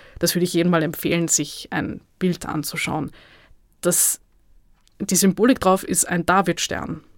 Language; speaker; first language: German; native; German